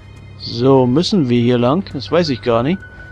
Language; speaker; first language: German; native; German